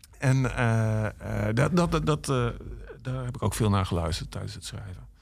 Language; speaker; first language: Dutch; native; Dutch